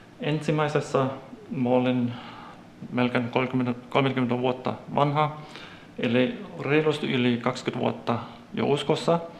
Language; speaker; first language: Finnish; non-native, fluent; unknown